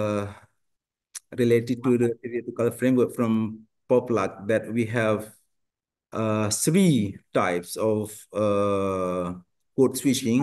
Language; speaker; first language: English; non-native, learner; Indonesian